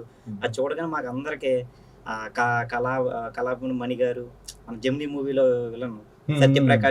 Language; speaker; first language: Telugu; native; Telugu